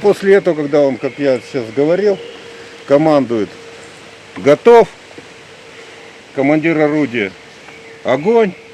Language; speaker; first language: Russian; native; Russian